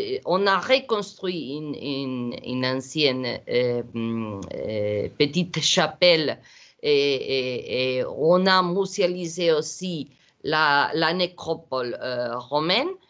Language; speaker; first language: French; non-native, learner; Portuguese